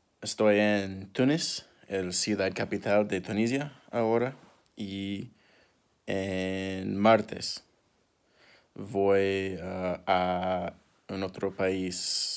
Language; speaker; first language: Spanish; non-native, learner; English